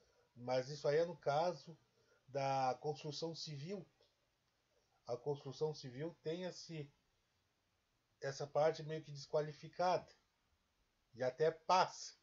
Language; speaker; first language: Portuguese; native; Portuguese